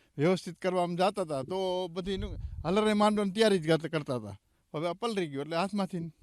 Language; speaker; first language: Gujarati; native; Gujarati